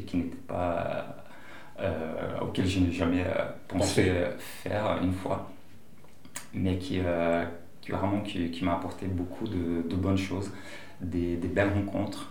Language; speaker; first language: French; non-native, fluent; Portuguese